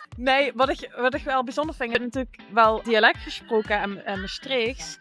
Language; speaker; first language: Dutch; native; Dutch